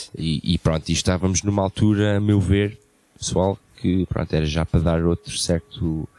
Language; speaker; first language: Portuguese; early bilingual, heritage; Portuguese